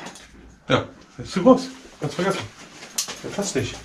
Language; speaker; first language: German; native; German